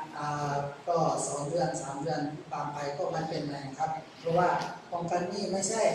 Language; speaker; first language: Thai; non-native, local second language; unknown